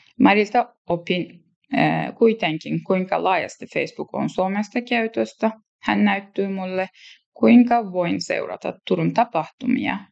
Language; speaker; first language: Finnish; non-native, learner; Turkish